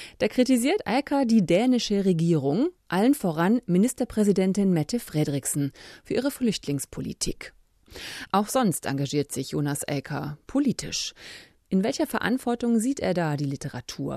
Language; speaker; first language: German; native; German